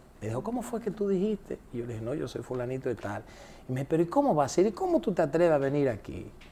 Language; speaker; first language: Spanish; early bilingual, heritage; Spanish